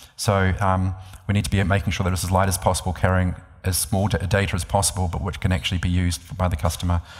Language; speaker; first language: English; native; English